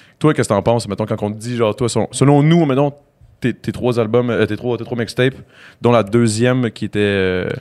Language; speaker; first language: French; native; French